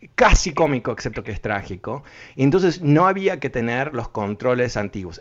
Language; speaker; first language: Spanish; native; Spanish